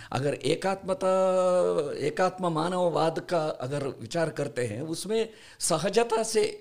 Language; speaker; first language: Hindi; non-native, local second language; Kannada